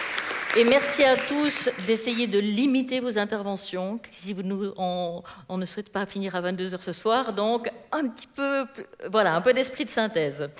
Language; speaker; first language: French; native; French